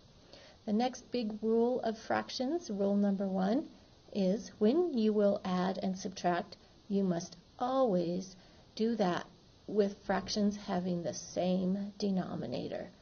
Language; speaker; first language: English; native; English